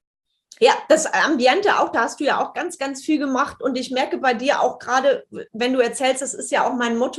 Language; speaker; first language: German; native; German